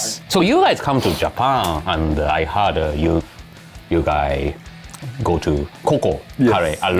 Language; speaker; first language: English; non-native, learner; Japanese